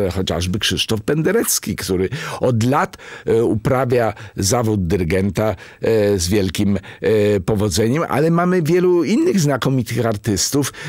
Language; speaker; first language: Polish; native; Polish